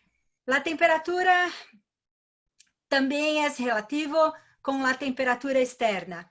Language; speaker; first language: Spanish; non-native, learner; Portuguese